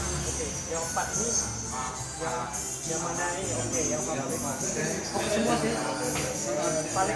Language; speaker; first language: Indonesian; non-native, learner; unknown